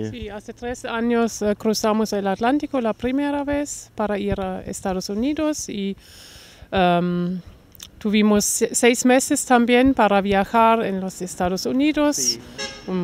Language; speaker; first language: Spanish; non-native, learner; German